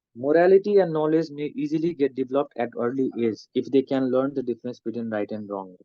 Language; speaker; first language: English; non-native, local second language; Nepali